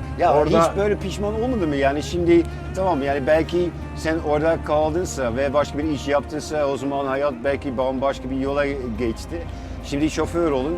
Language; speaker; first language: Turkish; non-native, fluent; Dutch